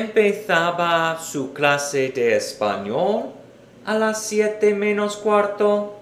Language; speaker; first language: Spanish; non-native, fluent; English